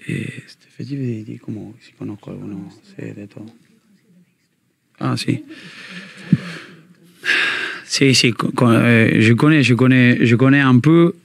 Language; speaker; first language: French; non-native, learner; Spanish